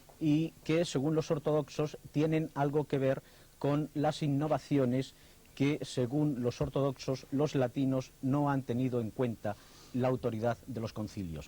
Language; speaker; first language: Spanish; native; Spanish